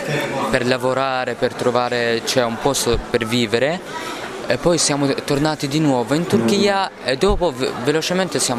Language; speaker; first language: Italian; non-native, learner; Arabic